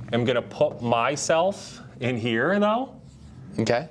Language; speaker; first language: English; native; English